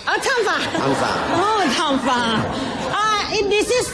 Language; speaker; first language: English; non-native, learner; Indonesian